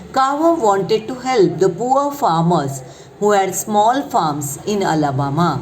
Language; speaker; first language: English; non-native, local second language; Marathi